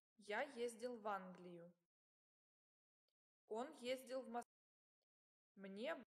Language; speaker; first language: Russian; non-native, learner; English